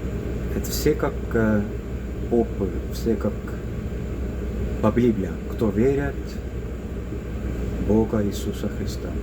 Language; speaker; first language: Russian; non-native, local second language; Estonian